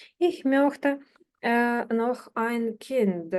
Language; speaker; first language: German; non-native, fluent; Ukrainian